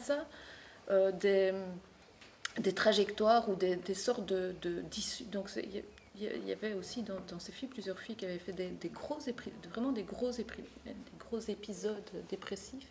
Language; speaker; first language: French; native; French